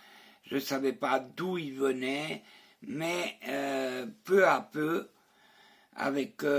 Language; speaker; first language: French; non-native, fluent; Spanish